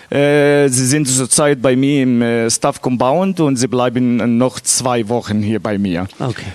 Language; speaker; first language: German; non-native, learner; Arabic